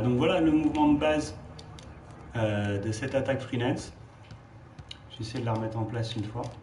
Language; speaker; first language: French; native; French